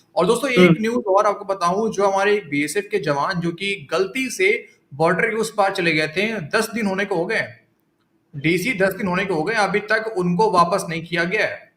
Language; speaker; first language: Hindi; native; Hindi